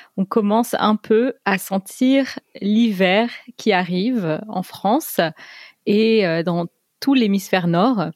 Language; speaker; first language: French; native; French